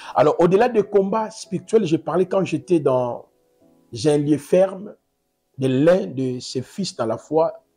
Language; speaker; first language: French; non-native, local second language; Lingala